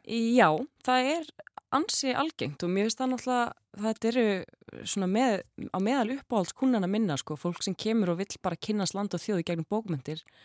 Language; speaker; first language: Icelandic; native; Icelandic